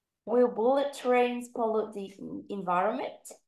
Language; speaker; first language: English; non-native, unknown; Vietnamese